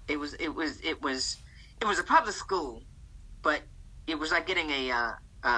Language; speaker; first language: English; native; English